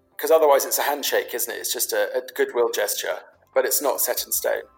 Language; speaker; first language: English; native; English